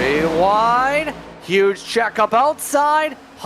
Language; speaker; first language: English; native; English